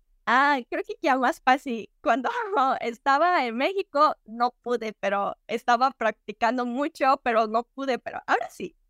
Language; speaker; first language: Spanish; non-native, learner; Japanese